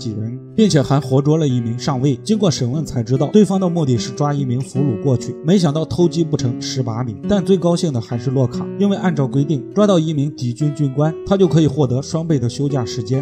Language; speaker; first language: Chinese; native; Chinese